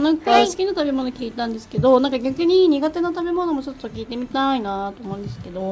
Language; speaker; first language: Japanese; native; Japanese